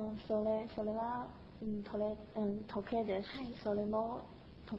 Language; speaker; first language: Japanese; non-native, learner; Chinese